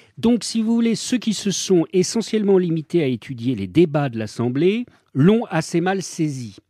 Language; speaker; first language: French; native; French